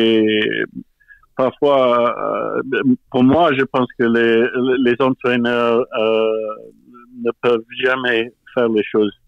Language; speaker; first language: French; non-native, fluent; English